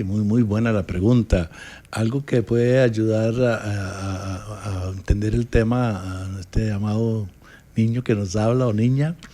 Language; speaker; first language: Spanish; native; Spanish